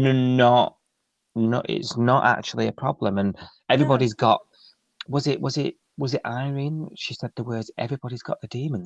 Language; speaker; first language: English; native; English